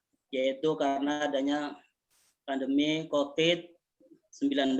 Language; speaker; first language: Indonesian; native; Indonesian